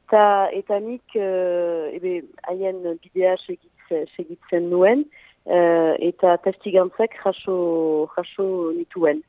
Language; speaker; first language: Basque; non-native, local second language; French